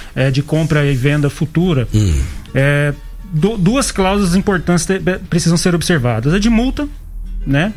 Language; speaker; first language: Portuguese; native; Portuguese